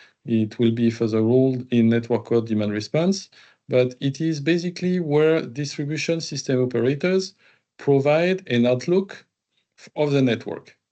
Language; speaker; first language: English; non-native, fluent; French